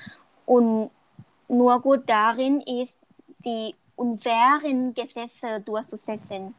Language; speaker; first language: German; non-native, learner; Thai